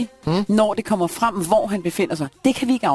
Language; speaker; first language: Danish; native; Danish